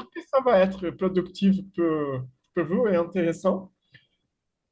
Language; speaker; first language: French; non-native, fluent; Portuguese